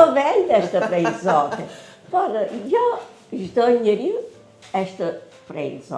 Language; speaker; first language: Albanian; non-native, learner; Italian